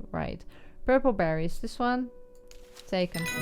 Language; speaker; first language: English; native; English